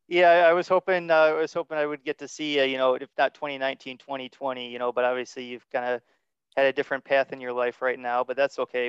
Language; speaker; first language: English; native; English